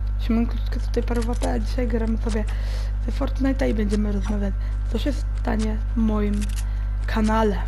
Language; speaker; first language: Polish; early bilingual, heritage; German